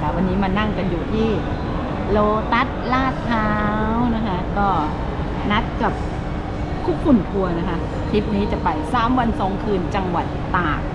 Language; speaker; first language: Thai; native; Thai